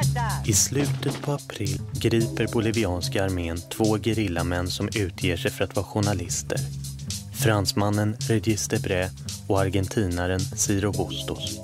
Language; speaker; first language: Swedish; native; Swedish